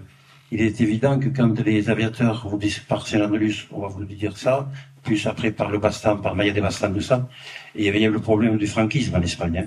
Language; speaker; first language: French; native; French